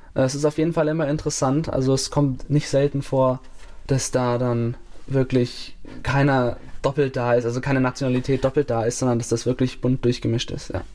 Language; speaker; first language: German; native; German